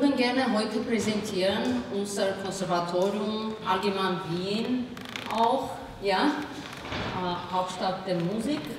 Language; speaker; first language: German; non-native, fluent; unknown